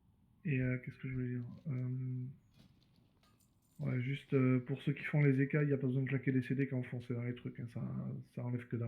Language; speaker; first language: French; native; French